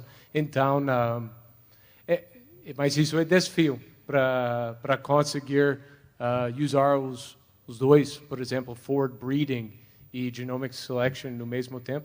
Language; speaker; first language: Portuguese; non-native, fluent; English